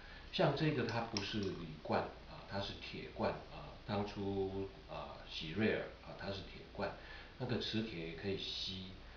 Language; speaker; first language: Chinese; native; Chinese